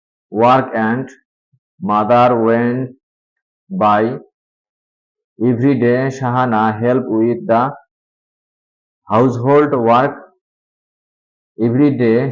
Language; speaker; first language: English; non-native, local second language; Bangla